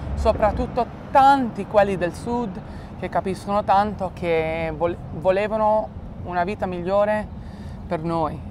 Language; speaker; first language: Italian; early bilingual, other home language; English